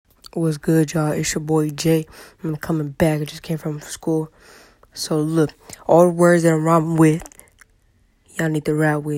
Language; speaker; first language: English; native; English